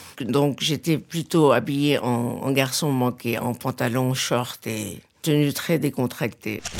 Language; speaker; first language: French; non-native, local second language; Arabic